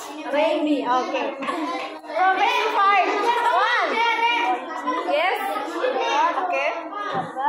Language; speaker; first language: English; non-native, fluent; Indonesian